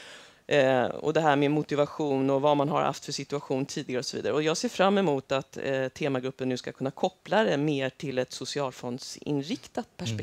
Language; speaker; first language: Swedish; native; Swedish